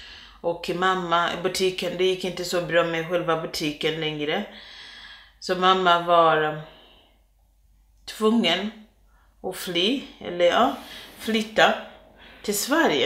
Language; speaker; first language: Swedish; non-native, fluent; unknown